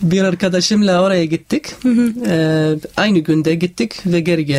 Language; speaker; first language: Turkish; non-native, learner; Arabic